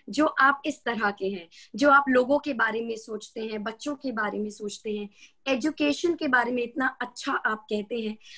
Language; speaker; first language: Hindi; native; Hindi